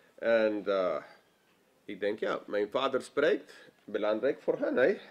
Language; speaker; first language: Dutch; non-native, fluent; English